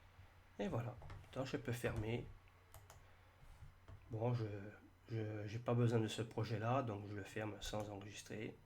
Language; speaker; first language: French; native; French